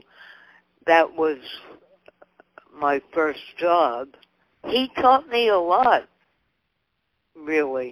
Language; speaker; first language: English; native; English